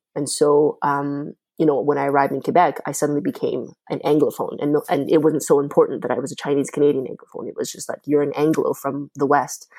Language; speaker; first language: English; non-native, fluent; Chinese